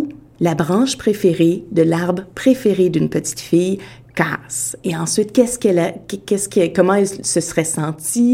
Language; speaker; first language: French; native; French